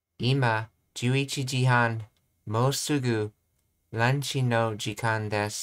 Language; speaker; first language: Japanese; non-native, learner; English